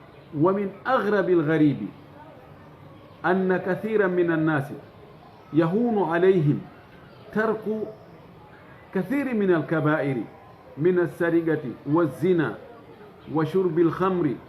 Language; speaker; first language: Arabic; non-native, fluent; Fula